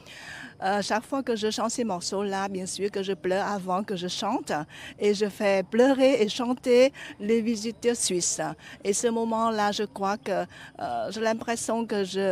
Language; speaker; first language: French; non-native, fluent; Vietnamese